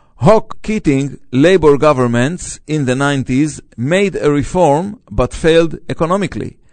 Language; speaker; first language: English; non-native, fluent; Hebrew